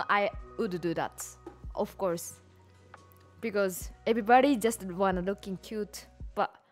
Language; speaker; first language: English; non-native, fluent; Japanese